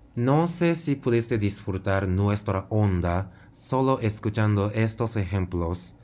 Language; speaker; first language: Spanish; non-native, fluent; Japanese